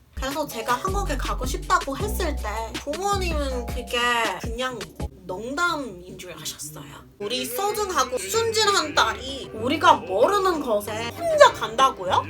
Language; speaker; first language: Korean; non-native, fluent; English